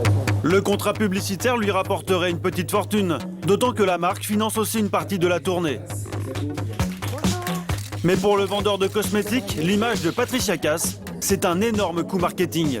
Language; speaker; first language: French; native; French